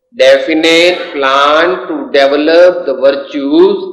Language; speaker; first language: English; non-native, local second language; Gujarati